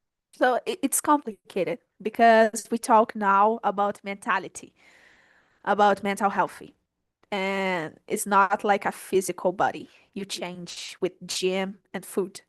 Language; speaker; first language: English; non-native, learner; Portuguese